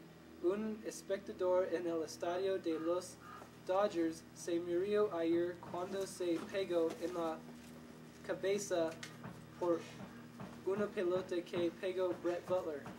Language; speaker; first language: Spanish; non-native, learner; English